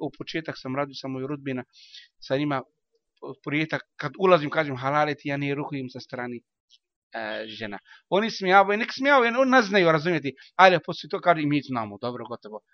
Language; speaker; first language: Croatian; non-native, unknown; Arabic